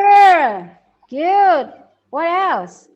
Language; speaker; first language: English; non-native, learner; Indonesian